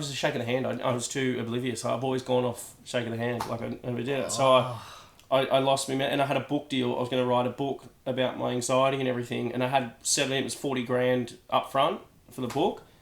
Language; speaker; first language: English; native; English